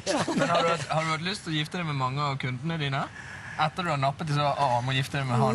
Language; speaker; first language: Norwegian; native; Norwegian